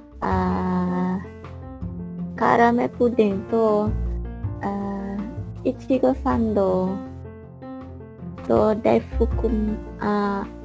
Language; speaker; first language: Japanese; non-native, learner; Malay